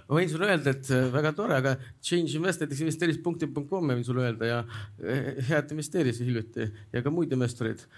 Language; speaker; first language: Estonian; non-native, local second language; Russian